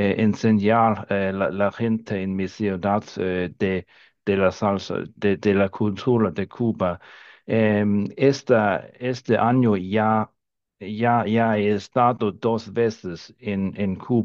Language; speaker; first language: Spanish; non-native, fluent; Danish